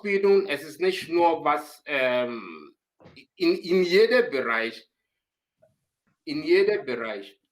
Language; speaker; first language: German; non-native, learner; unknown